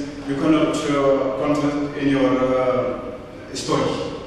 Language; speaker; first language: English; non-native, learner; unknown